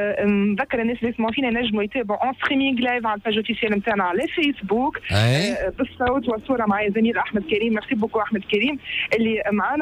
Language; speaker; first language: Arabic; native; Arabic